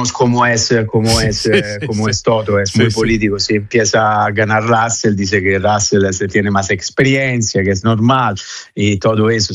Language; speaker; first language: Spanish; non-native, fluent; Italian